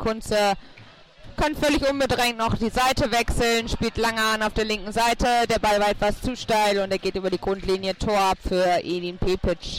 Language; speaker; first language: German; native; German